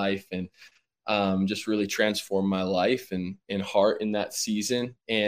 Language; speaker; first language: English; native; English